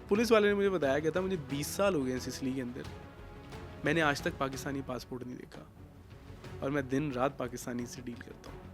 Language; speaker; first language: Hindi; non-native, local second language; Punjabi